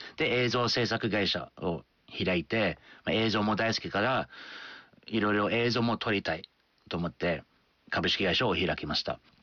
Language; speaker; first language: Japanese; non-native, fluent; English